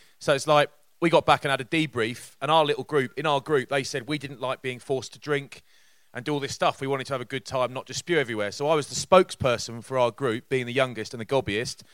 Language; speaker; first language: English; native; English